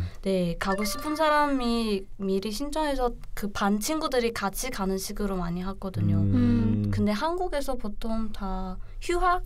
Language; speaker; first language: Korean; non-native, learner; Chinese